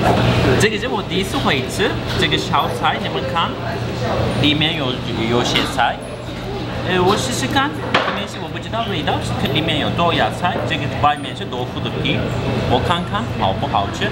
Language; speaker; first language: Chinese; non-native, fluent; Turkish